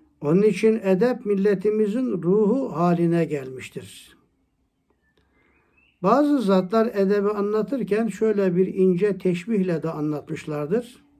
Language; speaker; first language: Turkish; native; Turkish